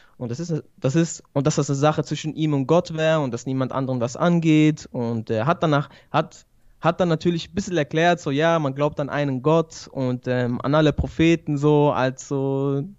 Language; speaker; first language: German; early bilingual, other home language; Italian